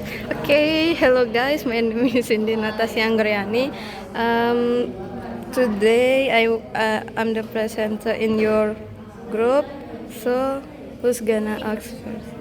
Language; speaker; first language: English; non-native, learner; Indonesian